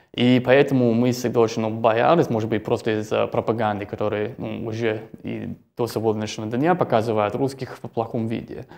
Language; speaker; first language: Russian; non-native, fluent; English